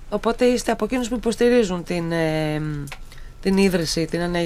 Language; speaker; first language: Greek; native; Greek